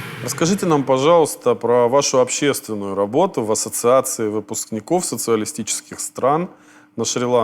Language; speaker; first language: Russian; native; Russian